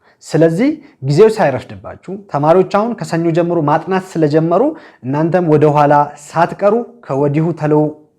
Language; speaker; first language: Amharic; native; Amharic